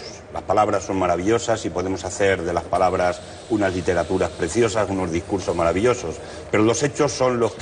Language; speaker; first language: Spanish; native; Spanish